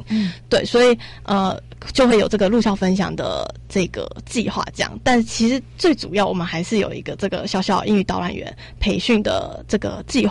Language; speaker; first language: Chinese; native; Chinese